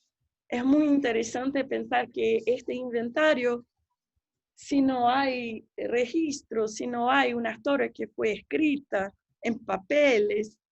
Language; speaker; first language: Spanish; non-native, fluent; Portuguese